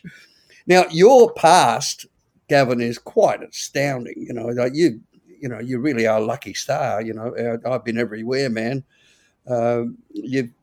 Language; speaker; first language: English; native; English